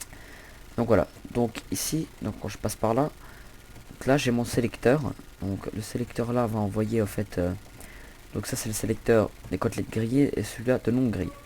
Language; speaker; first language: French; native; French